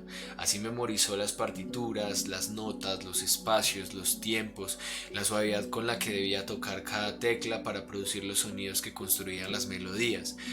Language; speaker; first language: Spanish; native; Spanish